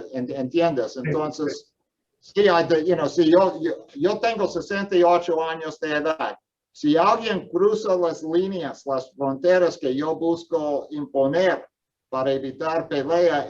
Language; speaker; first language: Spanish; non-native, fluent; English